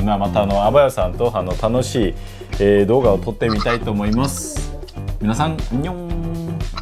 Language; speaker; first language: Japanese; non-native, fluent; Korean